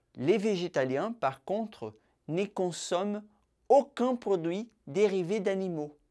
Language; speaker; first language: French; non-native, fluent; Portuguese